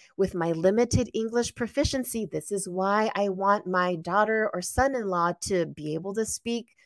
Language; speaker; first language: English; native; English